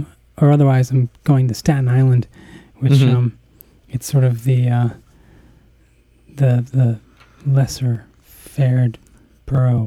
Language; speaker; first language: English; native; English